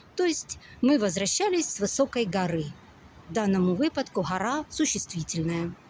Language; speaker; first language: Ukrainian; non-native, local second language; Russian